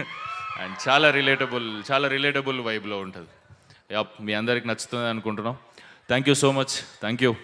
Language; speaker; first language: Telugu; native; Telugu